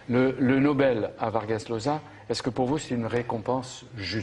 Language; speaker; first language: French; native; French